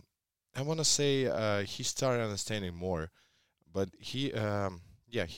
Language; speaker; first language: English; non-native, learner; Russian